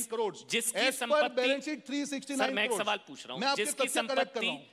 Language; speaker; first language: Hindi; non-native, local second language; Gujarati